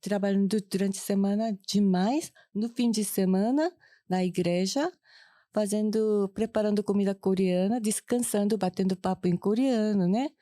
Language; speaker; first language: Portuguese; non-native, fluent; Korean